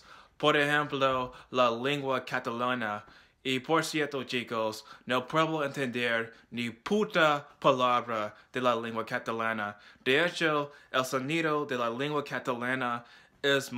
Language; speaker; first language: Spanish; non-native, learner; English